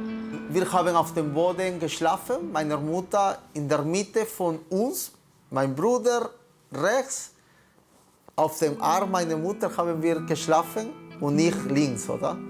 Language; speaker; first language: German; non-native, fluent; Spanish